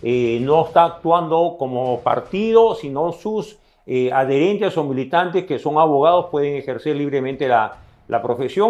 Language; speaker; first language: Spanish; native; Spanish